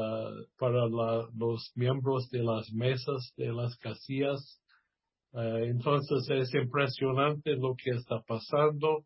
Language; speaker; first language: Spanish; non-native, fluent; English